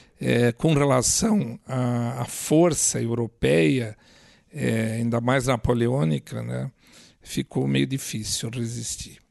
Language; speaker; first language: Portuguese; native; Portuguese